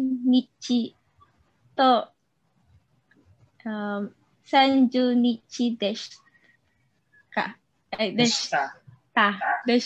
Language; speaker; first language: Japanese; non-native, learner; Filipino